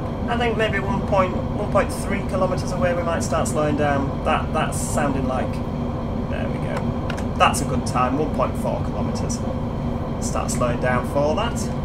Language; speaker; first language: English; native; English